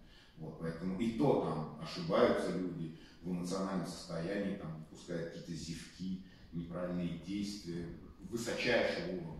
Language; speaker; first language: Russian; native; Russian